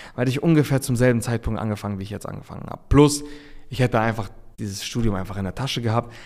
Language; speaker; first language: German; early bilingual, other home language; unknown